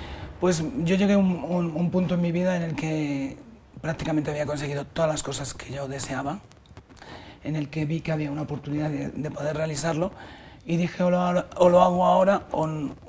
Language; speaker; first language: Spanish; native; Spanish